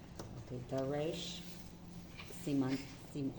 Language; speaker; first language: Hebrew; non-native, learner; English